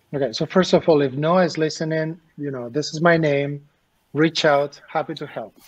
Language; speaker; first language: English; non-native, fluent; Spanish